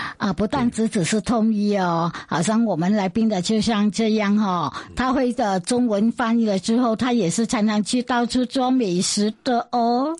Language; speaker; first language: Chinese; non-native, fluent; Vietnamese